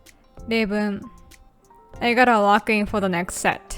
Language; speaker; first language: English; non-native, fluent; Japanese